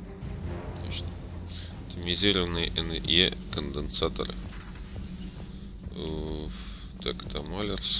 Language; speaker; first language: Russian; native; Russian